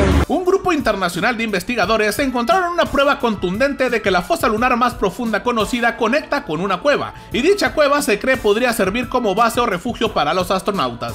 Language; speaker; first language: Spanish; native; Spanish